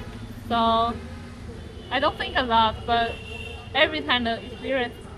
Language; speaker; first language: English; non-native, learner; Chinese